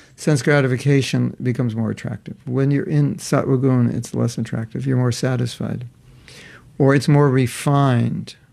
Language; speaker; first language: English; native; English